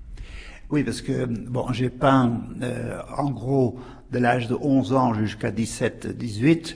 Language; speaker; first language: French; native; French